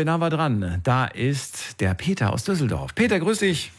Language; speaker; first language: German; native; German